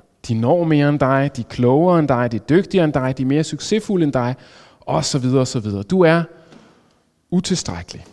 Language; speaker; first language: Danish; native; Danish